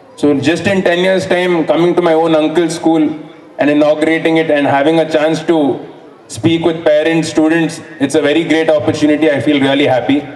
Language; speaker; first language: English; non-native, local second language; Kannada